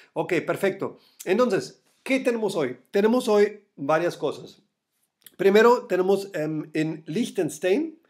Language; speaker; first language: Spanish; non-native, fluent; German